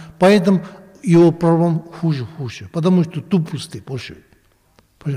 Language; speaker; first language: Russian; non-native, learner; Tibetan